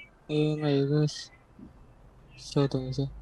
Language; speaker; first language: Chinese; non-native, learner; Indonesian